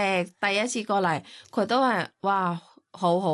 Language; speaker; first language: Cantonese; non-native, learner; Thai